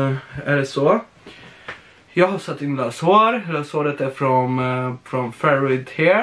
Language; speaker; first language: Swedish; non-native, fluent; Polish